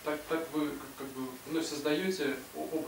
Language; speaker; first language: Russian; native; Russian